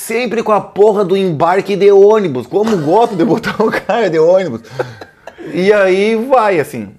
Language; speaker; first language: Portuguese; native; Portuguese